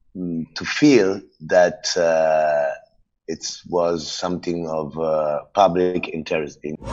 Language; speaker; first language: English; non-native, fluent; Italian